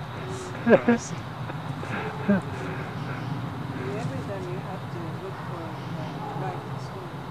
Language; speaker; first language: English; non-native, learner; Japanese